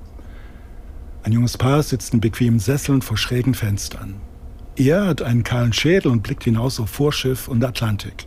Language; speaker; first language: German; native; German